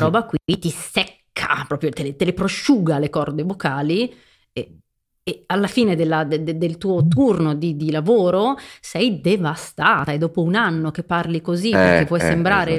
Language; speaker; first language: Italian; native; Italian